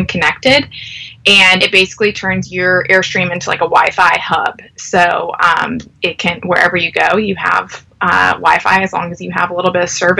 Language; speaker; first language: English; native; English